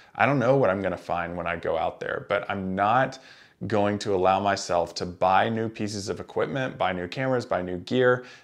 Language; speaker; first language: English; native; English